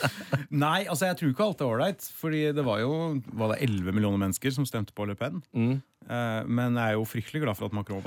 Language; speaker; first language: Norwegian; native; Norwegian